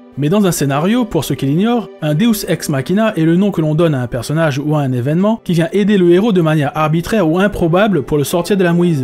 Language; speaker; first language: French; native; French